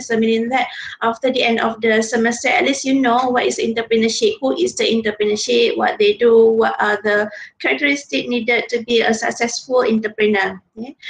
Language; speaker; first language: English; non-native, local second language; Malay